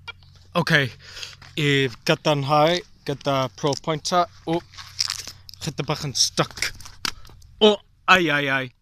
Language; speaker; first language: Welsh; non-native, learner; English